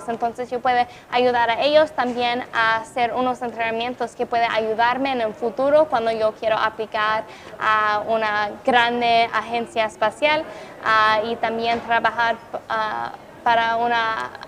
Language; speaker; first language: Spanish; non-native, fluent; English